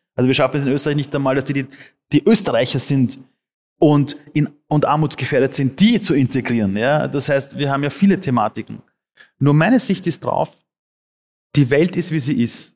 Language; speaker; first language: German; early bilingual, other home language; Persian